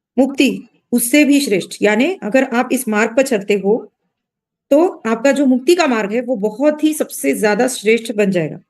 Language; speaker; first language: Hindi; non-native, local second language; Marathi